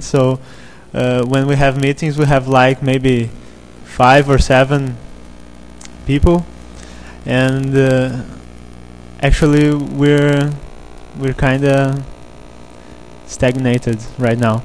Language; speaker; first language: English; non-native, fluent; Portuguese